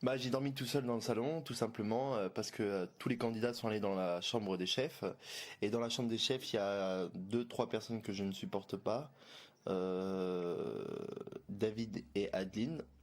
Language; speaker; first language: French; native; French